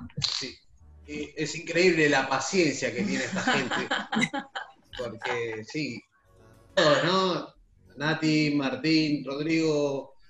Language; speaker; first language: Spanish; native; Spanish